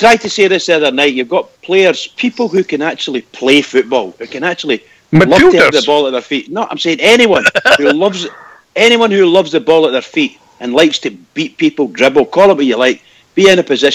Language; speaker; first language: English; native; English